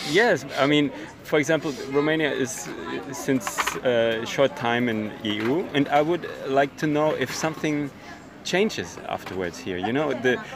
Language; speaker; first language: English; non-native, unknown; German